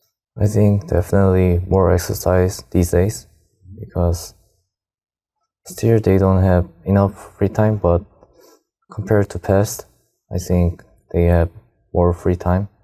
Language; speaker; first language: English; non-native, learner; Korean